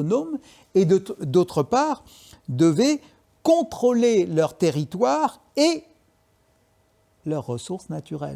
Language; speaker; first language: French; native; French